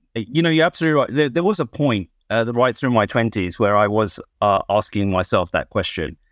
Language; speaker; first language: English; native; English